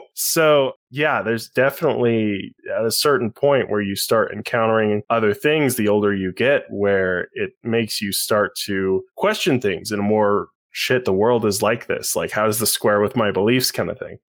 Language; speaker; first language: English; native; English